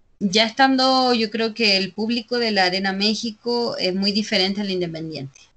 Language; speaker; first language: Spanish; native; Spanish